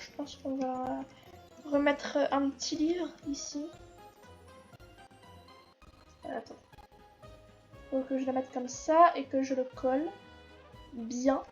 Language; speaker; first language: French; native; French